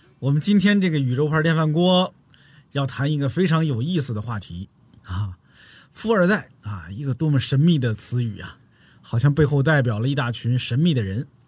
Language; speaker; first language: Chinese; native; Chinese